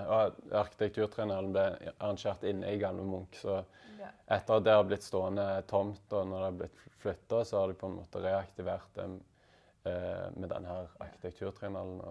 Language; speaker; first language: Norwegian; native; Norwegian